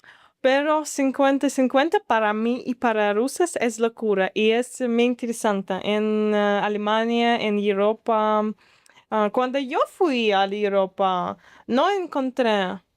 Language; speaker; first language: Spanish; non-native, learner; Russian